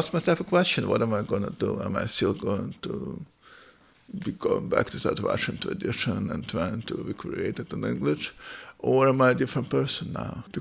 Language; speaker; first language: English; non-native, fluent; Ukrainian